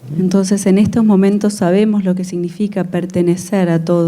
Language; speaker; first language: Spanish; native; Spanish